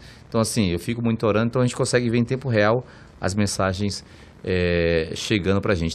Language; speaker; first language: Portuguese; native; Portuguese